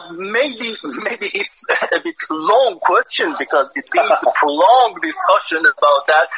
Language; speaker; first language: English; non-native, fluent; Persian